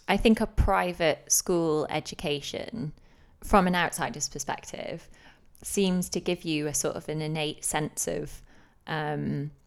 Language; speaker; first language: English; native; English